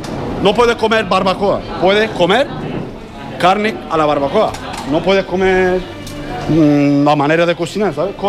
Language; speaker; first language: Spanish; non-native, learner; Turkish